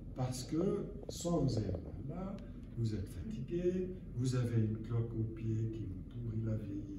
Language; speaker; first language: French; native; French